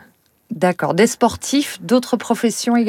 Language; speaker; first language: French; native; French